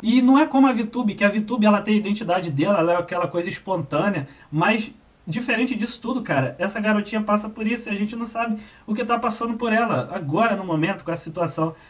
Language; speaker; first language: Portuguese; native; Portuguese